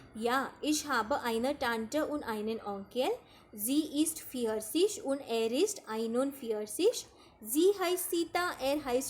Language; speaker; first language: German; non-native, fluent; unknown